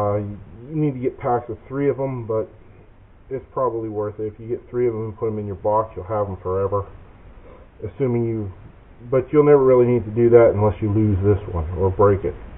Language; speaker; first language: English; native; English